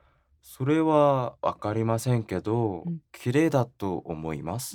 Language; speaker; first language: Japanese; non-native, learner; Korean